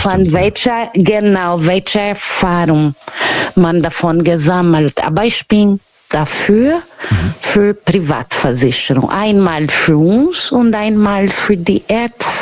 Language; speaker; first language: German; non-native, fluent; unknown